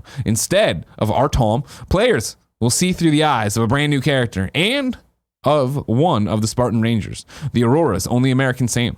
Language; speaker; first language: English; native; English